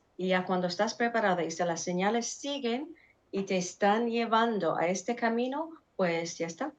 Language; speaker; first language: Spanish; non-native, fluent; Arabic